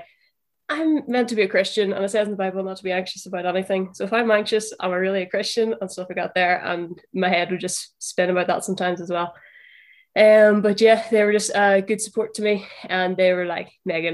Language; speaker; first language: English; native; English